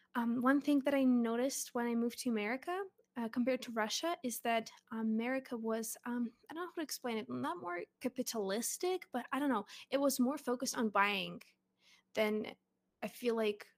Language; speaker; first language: English; early bilingual, other home language; Russian